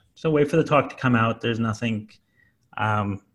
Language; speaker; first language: English; native; English